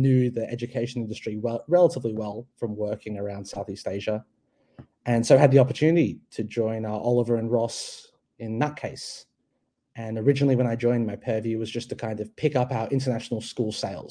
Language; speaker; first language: English; native; English